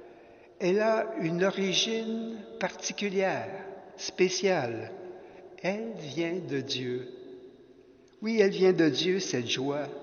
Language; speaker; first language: French; native; French